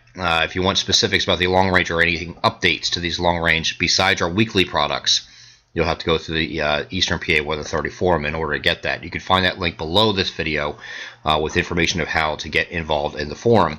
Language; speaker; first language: English; native; English